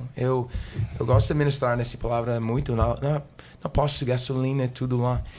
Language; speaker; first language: Portuguese; non-native, learner; English